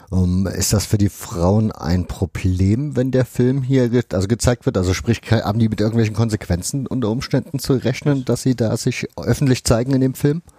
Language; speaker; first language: German; native; German